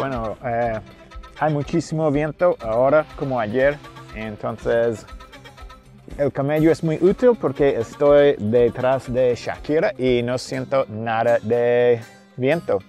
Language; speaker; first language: Spanish; non-native, fluent; English